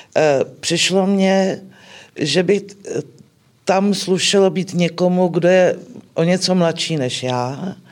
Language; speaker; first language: Czech; native; Czech